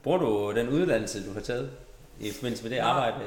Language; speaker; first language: Danish; native; Danish